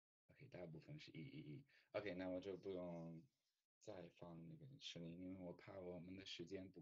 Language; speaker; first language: Chinese; non-native, fluent; English